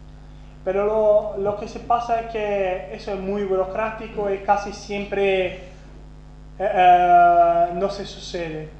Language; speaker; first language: Spanish; non-native, fluent; Portuguese